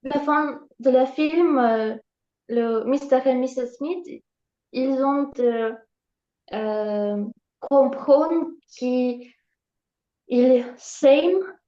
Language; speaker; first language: French; non-native, learner; Ukrainian